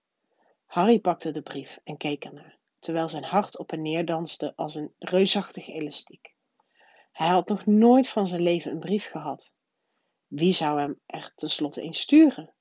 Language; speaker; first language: Dutch; native; Dutch